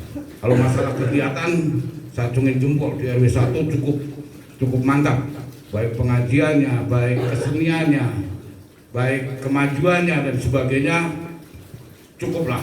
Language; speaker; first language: Indonesian; native; Indonesian